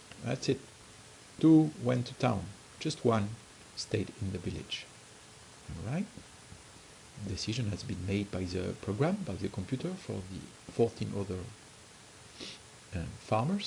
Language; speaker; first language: English; non-native, fluent; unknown